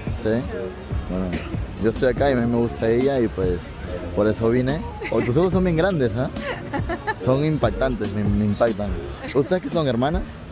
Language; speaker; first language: Spanish; early bilingual, heritage; Spanish